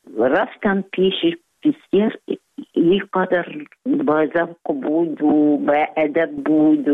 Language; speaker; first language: Persian; non-native, learner; Arabic